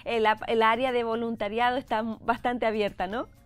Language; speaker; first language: Spanish; native; Spanish